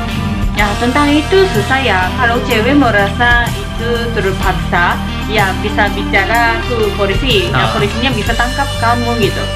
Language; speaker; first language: Indonesian; non-native, learner; Japanese